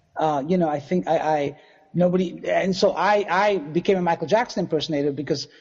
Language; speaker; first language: English; native; English